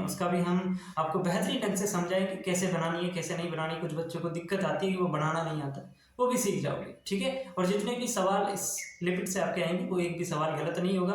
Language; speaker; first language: Hindi; native; Hindi